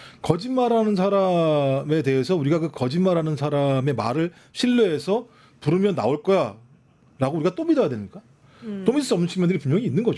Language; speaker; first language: Korean; native; Korean